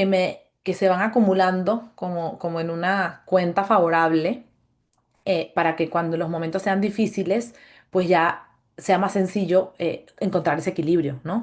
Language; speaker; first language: Spanish; native; Spanish